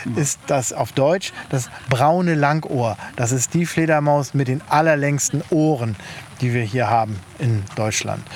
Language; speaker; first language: German; native; German